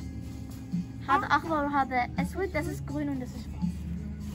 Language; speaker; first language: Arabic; early bilingual, heritage; Arabic